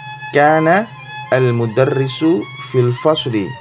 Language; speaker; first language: Arabic; non-native, fluent; Indonesian